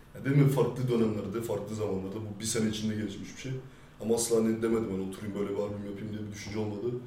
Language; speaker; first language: Turkish; early bilingual, heritage; French